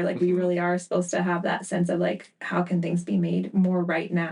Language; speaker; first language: English; native; English